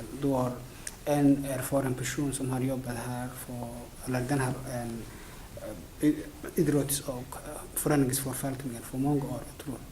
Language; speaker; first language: Swedish; non-native, learner; Somali